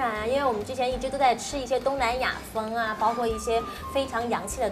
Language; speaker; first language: Chinese; native; Chinese